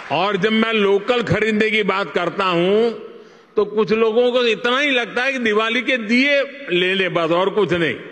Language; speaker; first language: Hindi; non-native, local second language; Gujarati